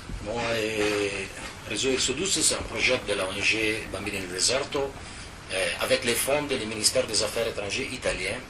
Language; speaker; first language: French; non-native, fluent; Italian